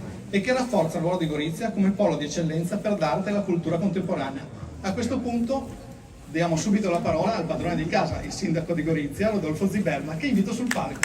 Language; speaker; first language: Italian; native; Italian